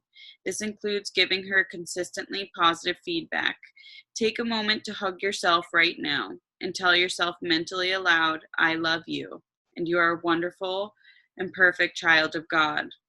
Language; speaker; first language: English; native; English